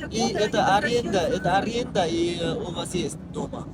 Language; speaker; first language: Russian; non-native, learner; Bangla